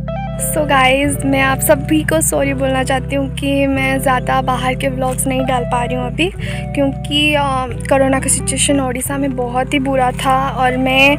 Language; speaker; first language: Hindi; native; Hindi